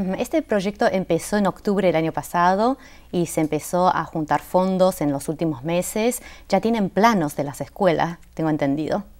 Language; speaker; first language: Spanish; non-native, fluent; Chinese